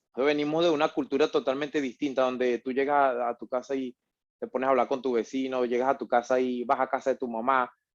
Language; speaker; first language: Spanish; native; Spanish